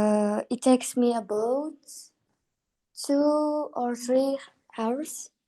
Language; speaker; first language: English; non-native, learner; Kazakh